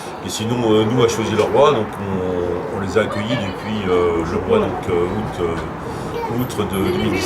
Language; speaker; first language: French; native; French